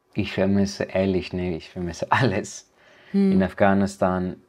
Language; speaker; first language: German; non-native, learner; Persian